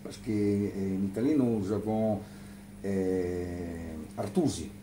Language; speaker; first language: French; non-native, learner; Italian